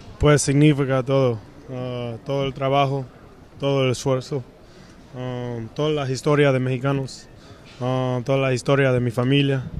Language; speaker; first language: Spanish; early bilingual, heritage; English